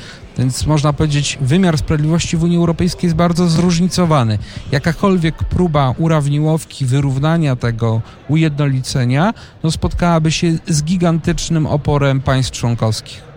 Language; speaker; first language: Polish; native; Polish